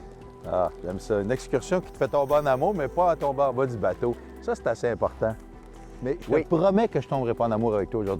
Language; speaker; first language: French; native; French